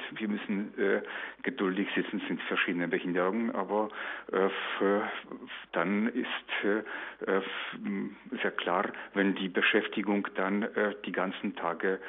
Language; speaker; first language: German; non-native, fluent; Polish